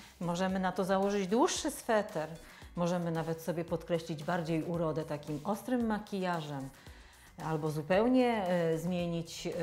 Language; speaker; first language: Polish; native; Polish